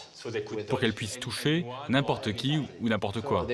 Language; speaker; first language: French; native; French